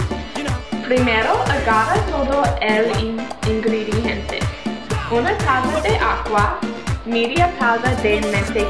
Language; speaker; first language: Spanish; non-native, learner; English